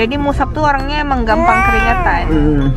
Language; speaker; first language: Indonesian; native; Indonesian